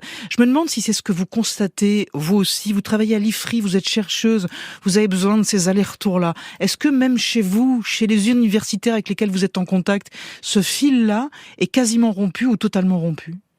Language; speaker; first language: French; native; French